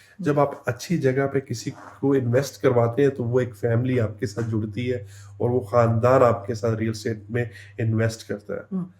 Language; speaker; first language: Urdu; native; Urdu